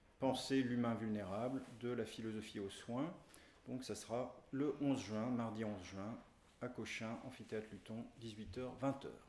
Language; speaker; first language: French; native; French